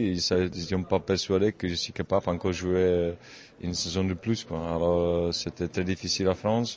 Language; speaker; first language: French; non-native, fluent; Czech